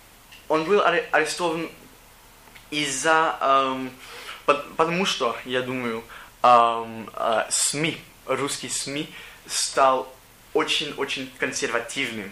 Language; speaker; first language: Russian; non-native, learner; English